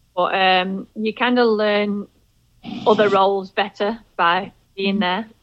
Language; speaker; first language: English; native; English